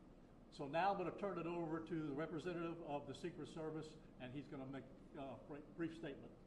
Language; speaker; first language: English; native; English